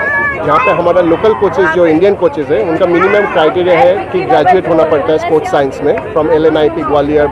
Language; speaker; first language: Hindi; non-native, local second language; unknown